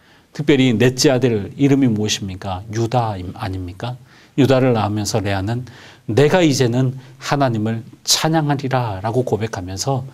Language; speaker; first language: Korean; native; Korean